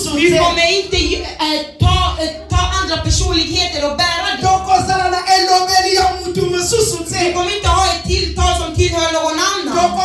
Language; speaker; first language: Swedish; non-native, learner; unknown